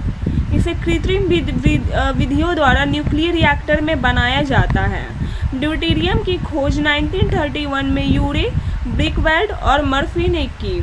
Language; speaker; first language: Hindi; native; Hindi